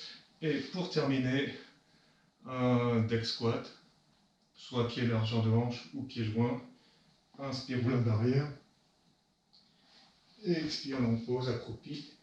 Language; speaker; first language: French; native; French